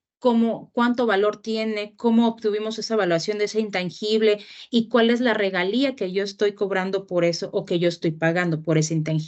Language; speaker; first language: Spanish; native; Spanish